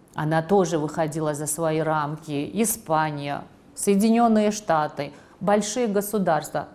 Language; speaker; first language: Russian; non-native, local second language; Georgian